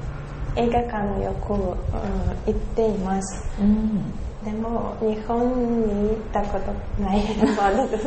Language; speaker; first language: Japanese; non-native, learner; Russian